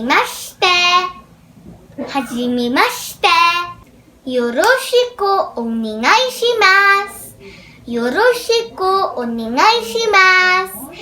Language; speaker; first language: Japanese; non-native, learner; Filipino